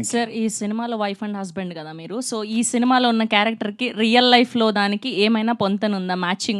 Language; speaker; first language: Telugu; native; Telugu